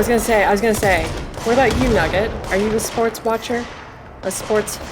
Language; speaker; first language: English; native; English